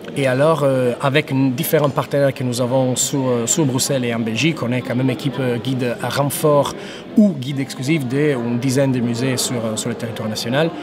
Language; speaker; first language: French; non-native, fluent; Italian